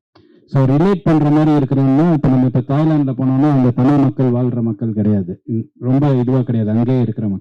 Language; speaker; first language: Tamil; native; Tamil